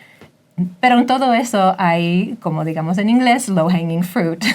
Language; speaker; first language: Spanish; non-native, fluent; English